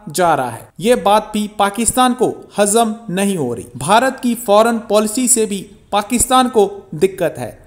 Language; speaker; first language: Hindi; native; Hindi